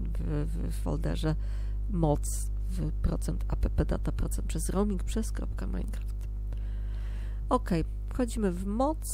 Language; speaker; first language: Polish; native; Polish